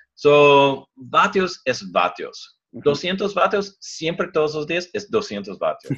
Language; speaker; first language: Spanish; non-native, learner; English